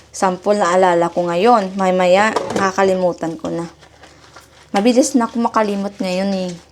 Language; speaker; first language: Filipino; non-native, local second language; Hiligaynon